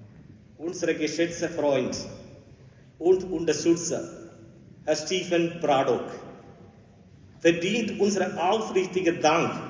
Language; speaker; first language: German; non-native, fluent; Malayalam